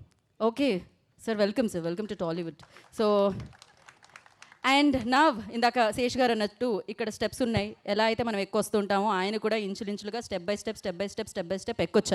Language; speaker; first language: Telugu; native; Telugu